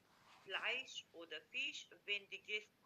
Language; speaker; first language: German; non-native, learner; Macedonian